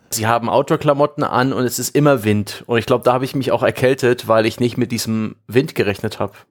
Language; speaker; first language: German; native; German